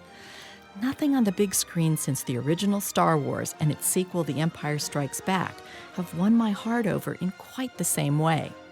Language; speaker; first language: English; native; English